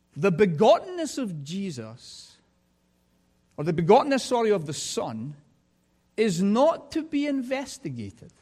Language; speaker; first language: English; native; English